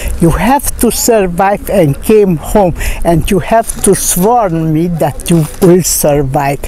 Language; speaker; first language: English; non-native, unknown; Hungarian